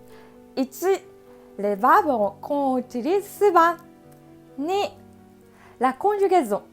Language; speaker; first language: French; non-native, fluent; Japanese